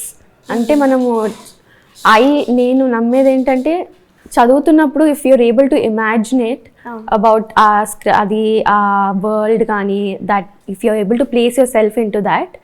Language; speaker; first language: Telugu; early bilingual, heritage; Telugu